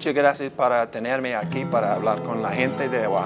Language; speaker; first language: Spanish; non-native, learner; English